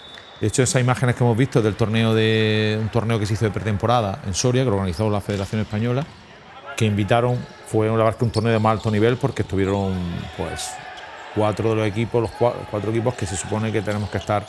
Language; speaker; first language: Spanish; native; Spanish